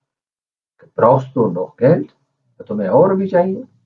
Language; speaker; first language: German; non-native, fluent; Urdu